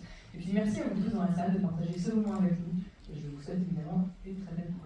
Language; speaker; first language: French; native; French